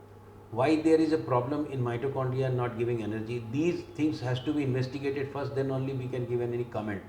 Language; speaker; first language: English; non-native, local second language; Hindi